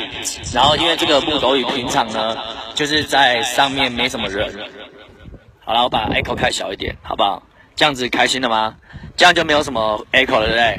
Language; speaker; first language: Chinese; native; Chinese